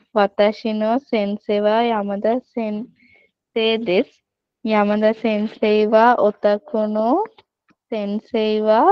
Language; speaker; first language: Japanese; non-native, learner; Sinhala